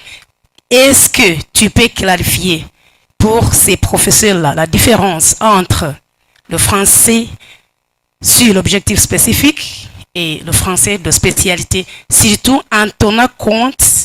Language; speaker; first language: French; non-native, fluent; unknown